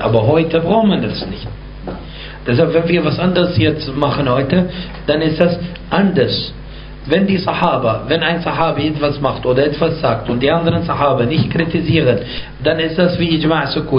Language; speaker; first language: German; non-native, fluent; Arabic